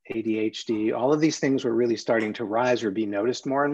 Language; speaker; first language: English; native; English